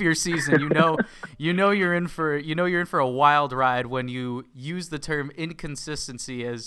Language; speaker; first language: English; native; English